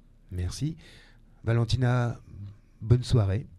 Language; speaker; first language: French; native; French